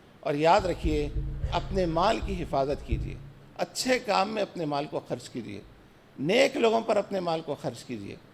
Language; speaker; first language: Urdu; native; Urdu